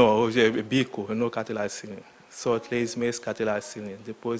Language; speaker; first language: Portuguese; non-native, learner; Haitian Creole